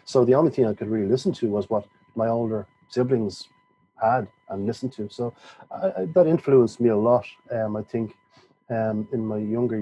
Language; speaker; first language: English; native; English